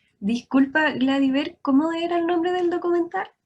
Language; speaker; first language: Spanish; native; Spanish